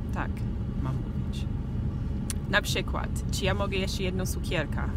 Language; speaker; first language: Polish; early bilingual, heritage; Polish